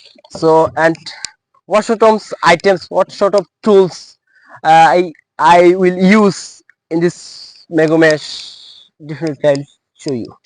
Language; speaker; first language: English; non-native, local second language; Bangla